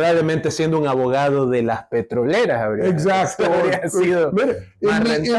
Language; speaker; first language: Spanish; native; Spanish